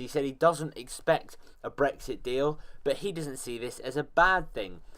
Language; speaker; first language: English; native; English